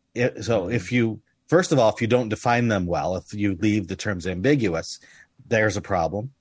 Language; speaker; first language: English; native; English